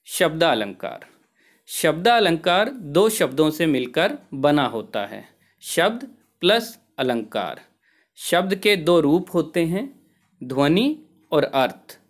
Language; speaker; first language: Hindi; native; Hindi